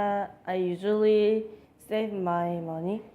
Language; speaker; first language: English; non-native, learner; Korean